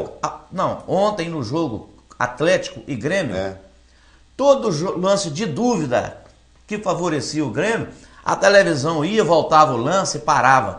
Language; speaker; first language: Portuguese; native; Portuguese